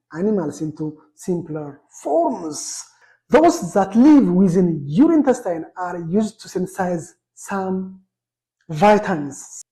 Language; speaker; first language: English; non-native, local second language; Amharic